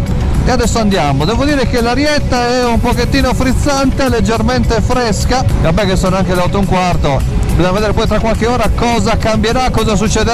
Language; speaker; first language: Italian; native; Italian